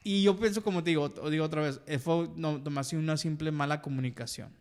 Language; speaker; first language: Spanish; early bilingual, heritage; Spanish